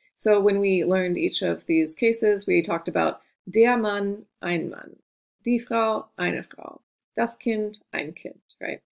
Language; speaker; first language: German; non-native, fluent; English